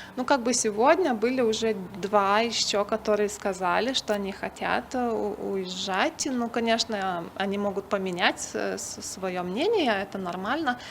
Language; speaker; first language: Russian; non-native, fluent; Lithuanian